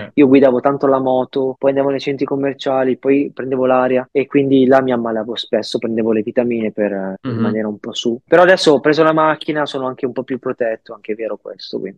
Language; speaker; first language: Italian; native; Italian